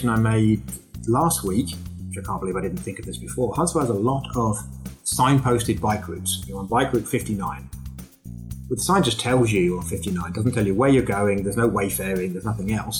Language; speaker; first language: English; native; English